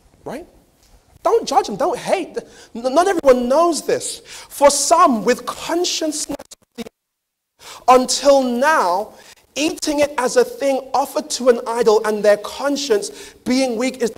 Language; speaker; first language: English; native; English